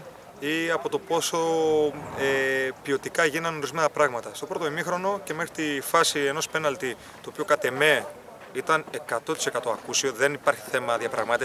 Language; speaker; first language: Greek; native; Greek